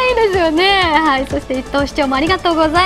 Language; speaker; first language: Japanese; native; Japanese